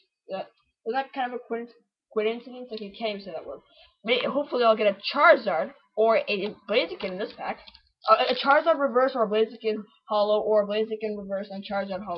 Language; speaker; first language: English; native; English